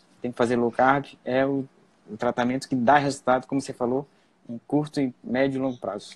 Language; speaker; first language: Portuguese; native; Portuguese